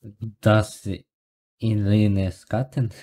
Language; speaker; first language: German; non-native, learner; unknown